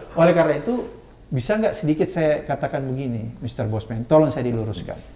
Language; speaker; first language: Indonesian; native; Indonesian